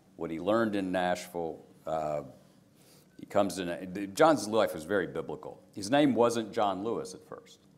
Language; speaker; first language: English; native; English